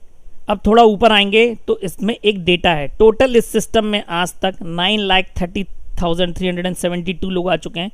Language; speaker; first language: Hindi; native; Hindi